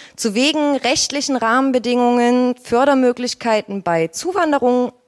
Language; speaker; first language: German; native; German